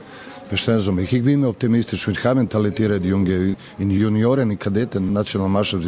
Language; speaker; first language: German; non-native, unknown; Serbian